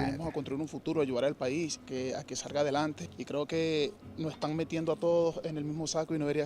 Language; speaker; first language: Spanish; native; Spanish